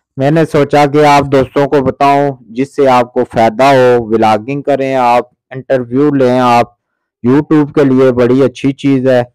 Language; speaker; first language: Urdu; non-native, local second language; Pahari-Potwari